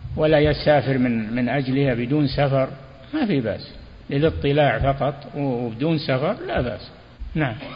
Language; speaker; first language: Arabic; native; Arabic